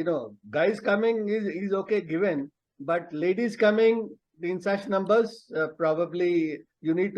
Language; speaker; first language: English; non-native, local second language; Telugu